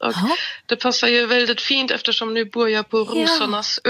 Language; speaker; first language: Swedish; non-native, fluent; German